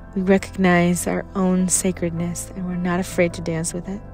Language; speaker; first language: English; early bilingual, other home language; Spanish